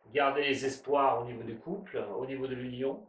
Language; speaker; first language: French; native; French